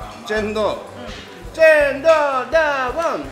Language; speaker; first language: English; non-native, learner; Indonesian